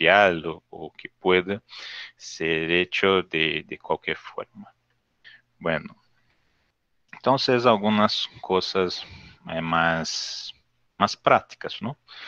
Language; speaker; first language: Spanish; non-native, learner; Portuguese